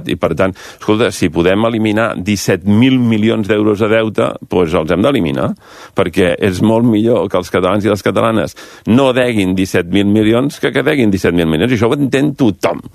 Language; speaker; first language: Catalan; native; Catalan